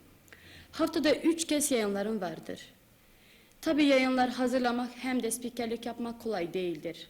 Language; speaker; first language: Turkish; native; Turkish